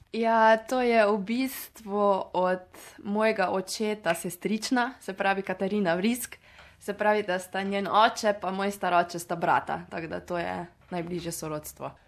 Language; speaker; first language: Slovenian; native; Slovenian